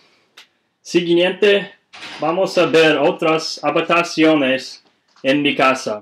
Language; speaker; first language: Spanish; non-native, learner; English